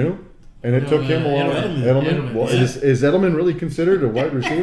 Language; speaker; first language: English; native; English